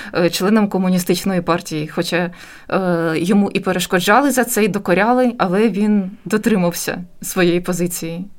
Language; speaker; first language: Ukrainian; native; Ukrainian